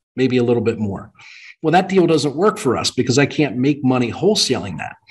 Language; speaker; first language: English; native; English